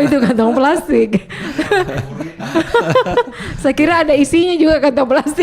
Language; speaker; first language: Indonesian; native; Indonesian